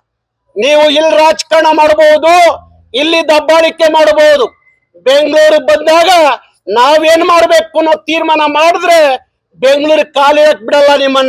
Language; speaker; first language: Kannada; native; Kannada